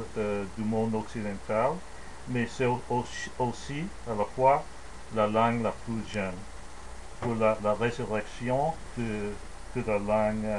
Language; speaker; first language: French; non-native, learner; English